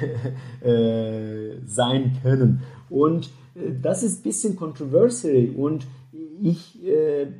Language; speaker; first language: German; non-native, fluent; Turkish